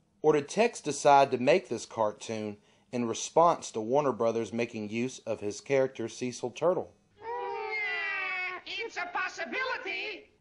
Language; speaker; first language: English; native; English